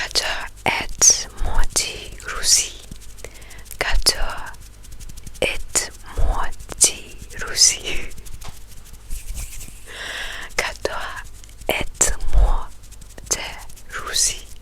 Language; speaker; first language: French; non-native, learner; Russian